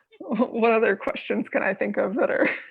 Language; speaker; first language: English; native; English